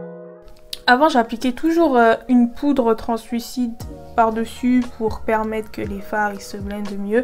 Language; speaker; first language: French; native; French